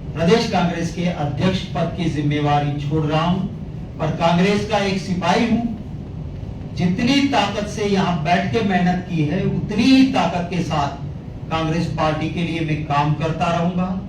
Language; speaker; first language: Hindi; non-native, local second language; Gujarati